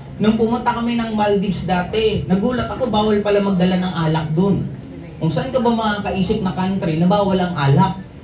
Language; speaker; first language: Filipino; non-native, local second language; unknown